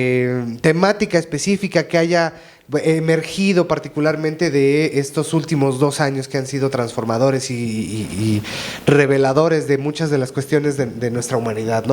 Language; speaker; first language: Spanish; native; Spanish